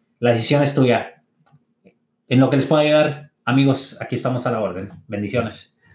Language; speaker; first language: Spanish; early bilingual, heritage; English